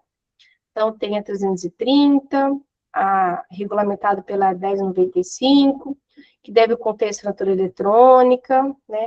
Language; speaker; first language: Portuguese; native; Portuguese